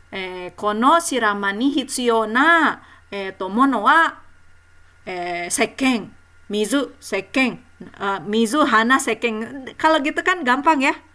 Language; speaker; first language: Indonesian; native; Indonesian